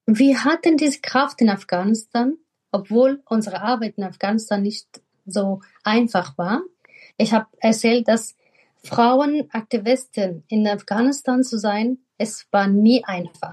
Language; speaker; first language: German; non-native, fluent; Persian